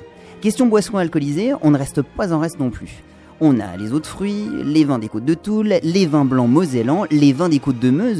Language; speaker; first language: French; native; French